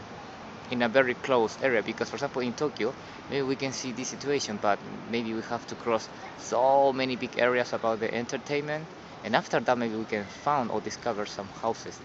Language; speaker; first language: English; non-native, learner; Spanish